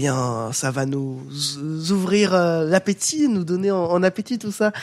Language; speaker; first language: French; native; French